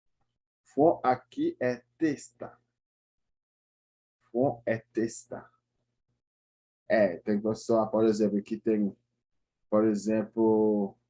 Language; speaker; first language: Portuguese; non-native, fluent; Haitian Creole